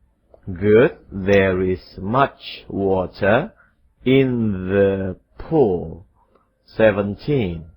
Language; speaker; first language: English; non-native, fluent; Indonesian